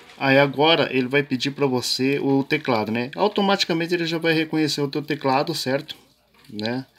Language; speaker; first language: Portuguese; native; Portuguese